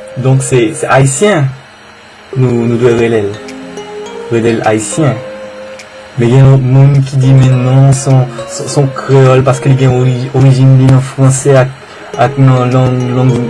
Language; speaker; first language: Haitian Creole; non-native, fluent; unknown